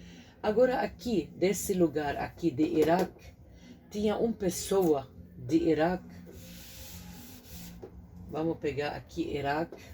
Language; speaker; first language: Portuguese; non-native, fluent; Arabic